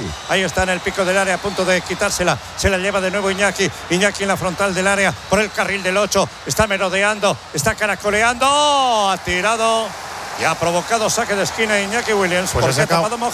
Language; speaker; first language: Spanish; native; Spanish